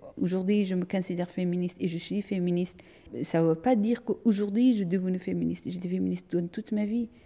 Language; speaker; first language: French; non-native, fluent; Persian